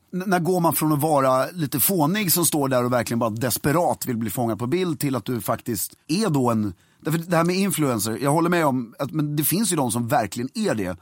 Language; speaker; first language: Swedish; native; Swedish